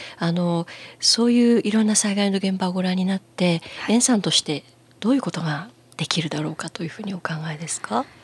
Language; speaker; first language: Japanese; native; Japanese